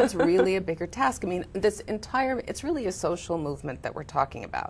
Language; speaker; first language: English; native; English